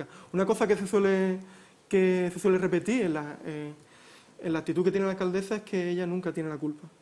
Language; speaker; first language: Spanish; native; Spanish